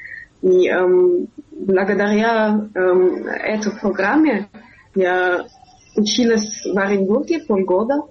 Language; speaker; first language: Russian; non-native, fluent; German